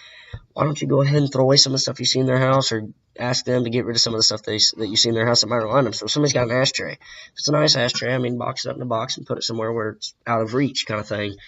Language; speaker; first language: English; native; English